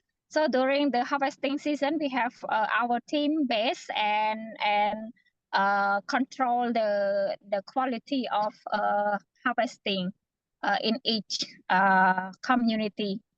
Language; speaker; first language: English; non-native, fluent; Khmer